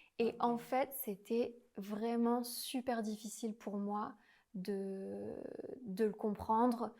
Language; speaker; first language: French; native; French